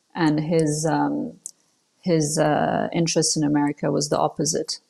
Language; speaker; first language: English; non-native, fluent; French